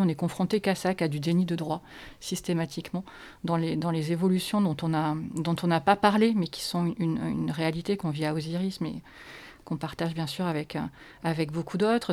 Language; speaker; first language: French; native; French